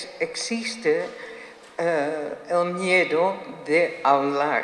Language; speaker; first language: Spanish; non-native, fluent; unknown